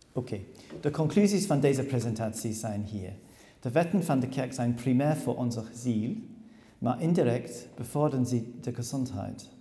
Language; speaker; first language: Dutch; non-native, learner; English